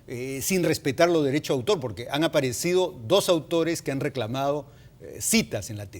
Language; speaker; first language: Spanish; native; Spanish